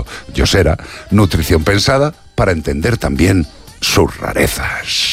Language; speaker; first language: Spanish; native; Spanish